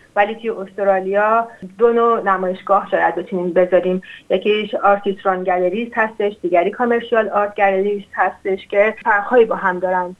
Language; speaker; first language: Persian; non-native, local second language; Azerbaijani